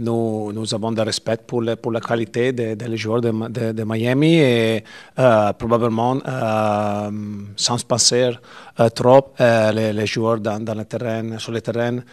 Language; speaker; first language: French; non-native, learner; Italian